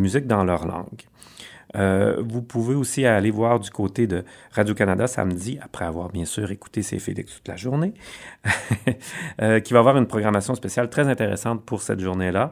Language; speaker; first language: French; native; French